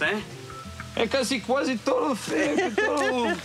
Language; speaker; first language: Portuguese; non-native, learner; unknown